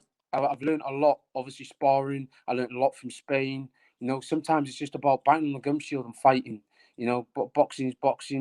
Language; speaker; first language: English; native; English